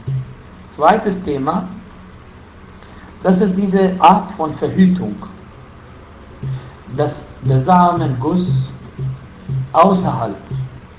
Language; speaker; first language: German; non-native, fluent; Arabic